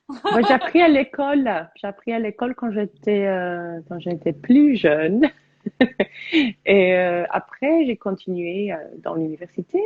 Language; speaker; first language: French; non-native, fluent; English